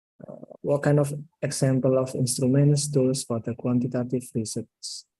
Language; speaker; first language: English; non-native, learner; Indonesian